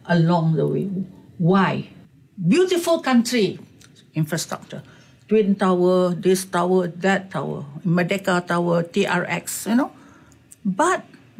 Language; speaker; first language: English; non-native, local second language; Malay